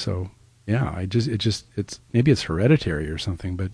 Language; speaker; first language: English; native; English